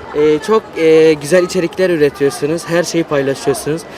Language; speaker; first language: Turkish; non-native, fluent; Arabic